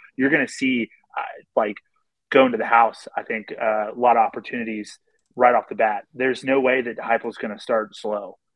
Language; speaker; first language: English; native; English